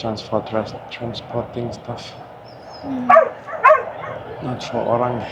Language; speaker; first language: English; non-native, learner; Indonesian